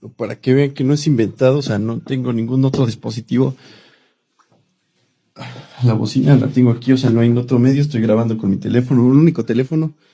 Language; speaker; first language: Spanish; native; Spanish